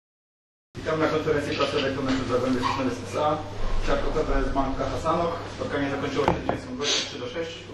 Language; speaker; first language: Polish; native; Polish